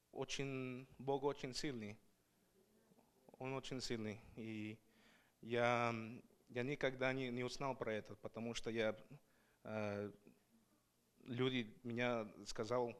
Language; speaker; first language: Russian; non-native, learner; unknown